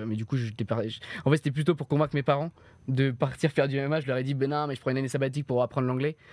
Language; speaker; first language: French; native; French